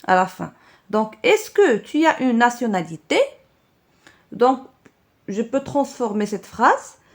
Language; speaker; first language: French; non-native, local second language; Arabic